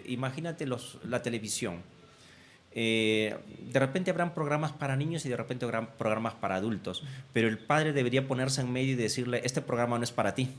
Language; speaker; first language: Spanish; native; Spanish